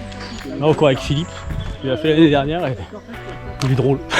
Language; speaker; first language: French; native; French